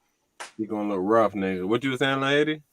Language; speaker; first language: English; native; English